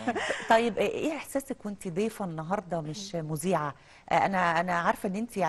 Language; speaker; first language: Arabic; native; Arabic